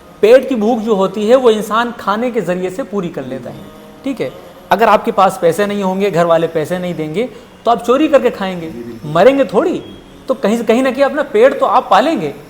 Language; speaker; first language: Urdu; native; Urdu